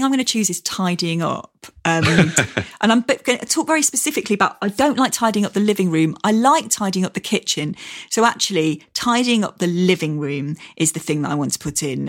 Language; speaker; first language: English; native; English